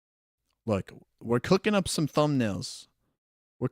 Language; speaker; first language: English; native; English